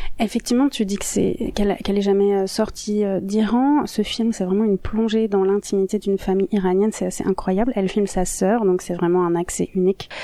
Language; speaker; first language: French; native; French